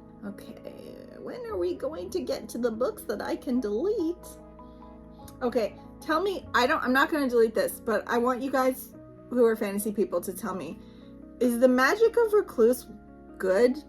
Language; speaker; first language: English; native; English